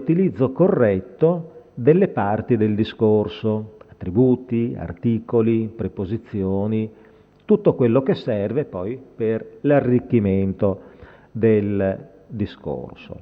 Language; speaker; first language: Italian; native; Italian